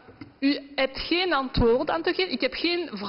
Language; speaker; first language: Dutch; non-native, local second language; French